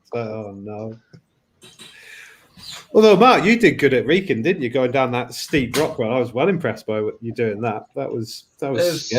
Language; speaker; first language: English; native; English